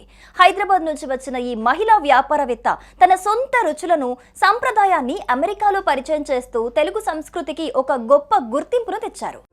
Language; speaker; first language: Telugu; native; Telugu